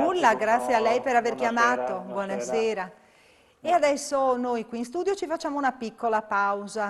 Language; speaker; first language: Italian; native; Italian